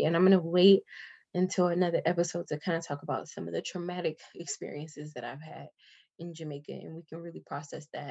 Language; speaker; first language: English; native; English